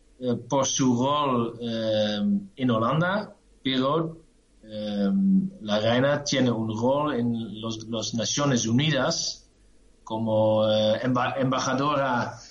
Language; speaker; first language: Spanish; non-native, learner; Dutch